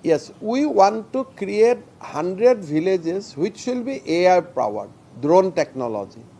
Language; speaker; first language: English; non-native, local second language; Assamese